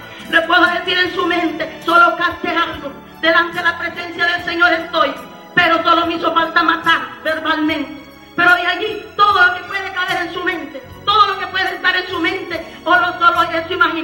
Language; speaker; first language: Spanish; native; Spanish